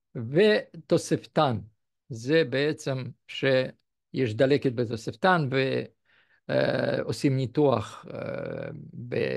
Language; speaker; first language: Hebrew; non-native, fluent; Russian